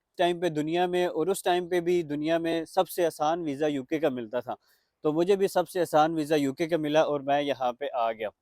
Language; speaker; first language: Urdu; non-native, local second language; Pashto